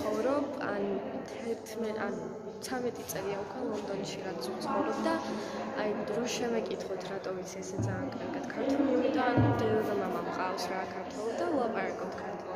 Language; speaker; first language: Georgian; early bilingual, heritage; Georgian